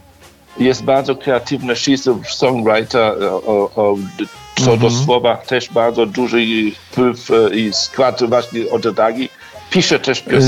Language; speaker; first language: Polish; early bilingual, heritage; Polish